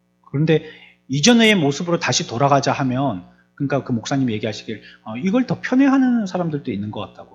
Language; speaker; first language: Korean; native; Korean